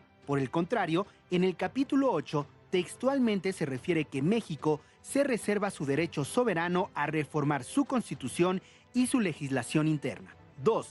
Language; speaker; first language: Spanish; native; Spanish